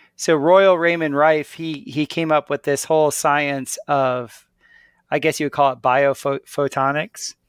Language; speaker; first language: English; native; English